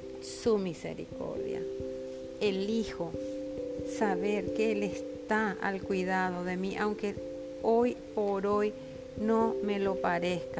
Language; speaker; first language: Spanish; native; Spanish